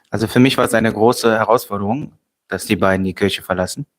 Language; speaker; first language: German; native; German